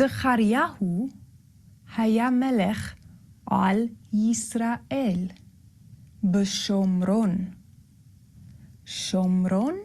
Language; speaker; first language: Hebrew; non-native, learner; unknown